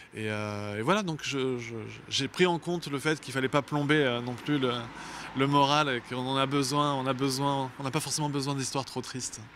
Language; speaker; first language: French; native; French